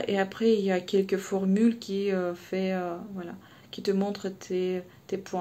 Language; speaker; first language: French; non-native, fluent; Russian